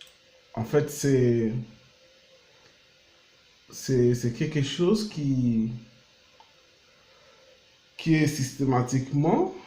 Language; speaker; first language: French; non-native, learner; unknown